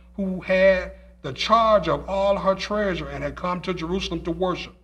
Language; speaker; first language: English; native; English